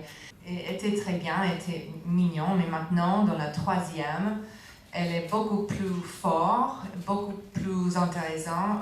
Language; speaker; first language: French; non-native, fluent; English